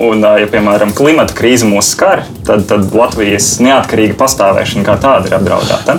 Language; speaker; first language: Latvian; native; Latvian